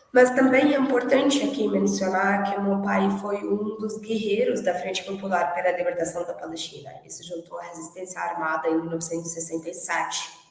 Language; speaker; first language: Portuguese; non-native, fluent; Arabic